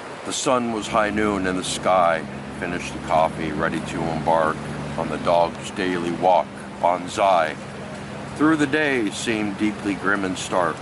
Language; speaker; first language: English; native; English